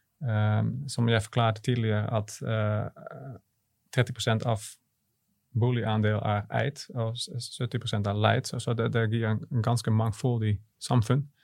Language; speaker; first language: Swedish; non-native, learner; Dutch